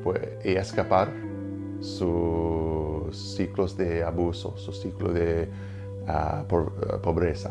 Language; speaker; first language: Spanish; non-native, learner; English